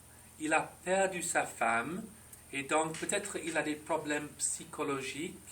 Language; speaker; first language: French; non-native, fluent; English